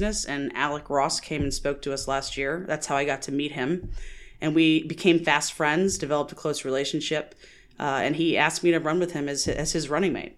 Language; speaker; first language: English; native; English